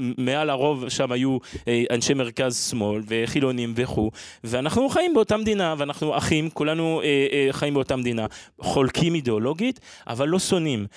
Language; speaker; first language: Hebrew; non-native, fluent; French